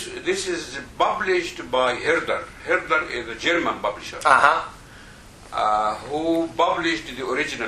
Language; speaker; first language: English; non-native, fluent; Arabic